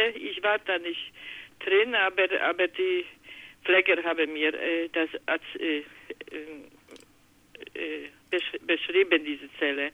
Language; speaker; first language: German; non-native, learner; Polish